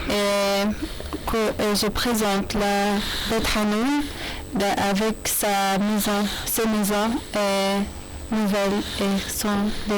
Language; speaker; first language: French; non-native, learner; Arabic